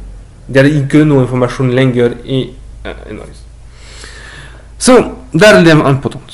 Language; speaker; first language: Norwegian; non-native, learner; French